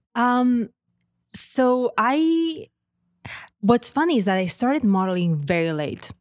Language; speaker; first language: English; non-native, fluent; Catalan